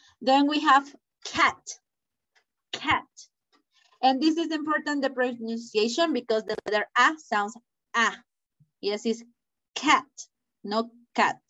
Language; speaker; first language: English; non-native, fluent; Spanish